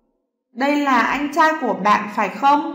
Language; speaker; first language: Vietnamese; non-native, learner; Chinese